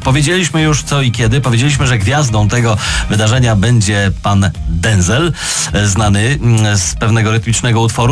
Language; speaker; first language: Polish; native; Polish